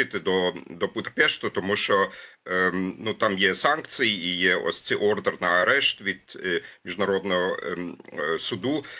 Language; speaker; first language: Ukrainian; non-native, fluent; German